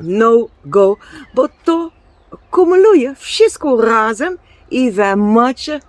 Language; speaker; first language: Polish; non-native, learner; Dutch